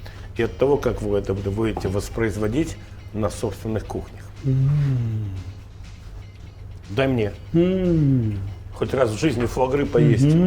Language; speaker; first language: Russian; native; Russian